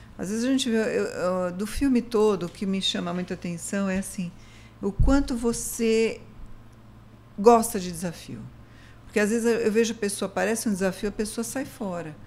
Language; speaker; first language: Portuguese; native; Portuguese